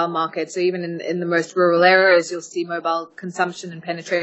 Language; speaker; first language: English; native; English